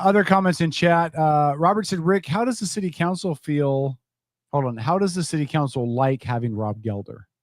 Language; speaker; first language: English; native; English